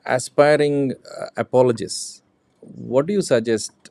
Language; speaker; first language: English; non-native, local second language; Telugu